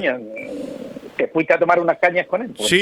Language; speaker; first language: Spanish; native; Spanish